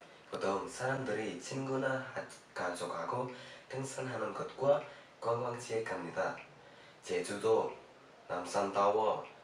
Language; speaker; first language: Korean; non-native, learner; Indonesian